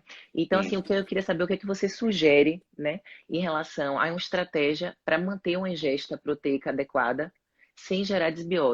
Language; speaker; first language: Portuguese; native; Portuguese